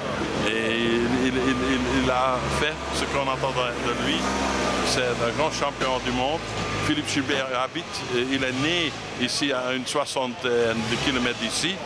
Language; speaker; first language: French; non-native, fluent; Dutch